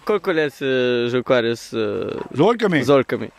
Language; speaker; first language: Slovenian; native; Slovenian